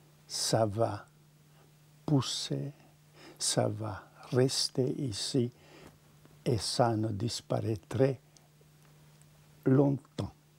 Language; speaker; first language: French; non-native, fluent; Czech